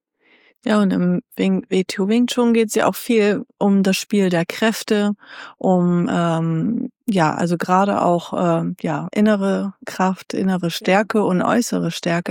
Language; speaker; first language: German; native; German